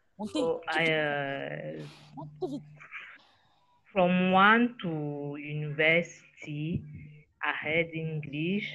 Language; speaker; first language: English; non-native, learner; French